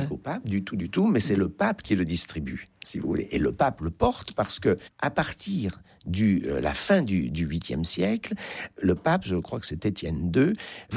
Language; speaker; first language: French; native; French